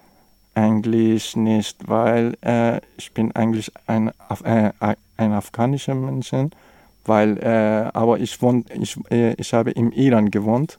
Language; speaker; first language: German; non-native, learner; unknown